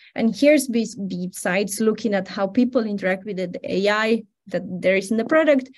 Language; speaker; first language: English; non-native, fluent; Spanish